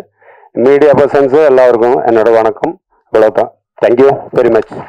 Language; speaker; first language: Tamil; non-native, learner; Malayalam